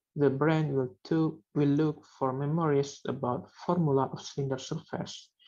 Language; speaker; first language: English; non-native, learner; Indonesian